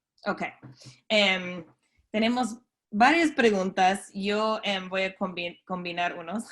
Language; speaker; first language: Spanish; non-native, fluent; English